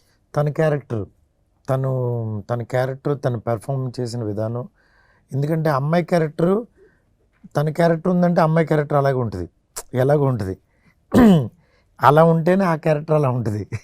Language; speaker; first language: Telugu; native; Telugu